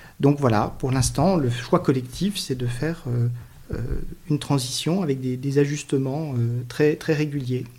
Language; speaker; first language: French; native; French